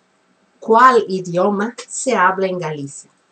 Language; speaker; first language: Spanish; non-native, fluent; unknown